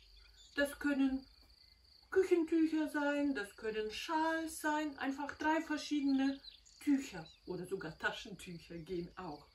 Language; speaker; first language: German; non-native, fluent; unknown